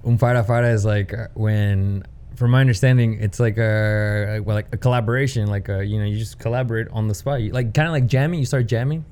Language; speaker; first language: English; native; English